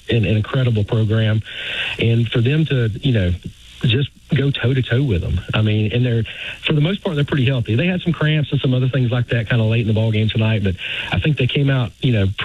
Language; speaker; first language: English; native; English